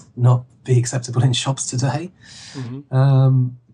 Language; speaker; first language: English; native; English